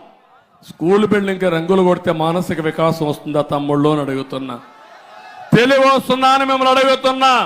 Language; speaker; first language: Telugu; native; Telugu